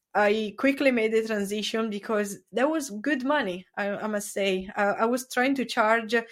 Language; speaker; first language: English; non-native, fluent; Italian